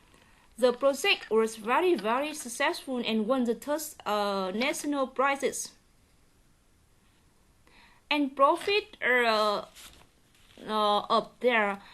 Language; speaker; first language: English; non-native, learner; Vietnamese